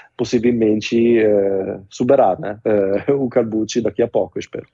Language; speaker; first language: Portuguese; non-native, fluent; Italian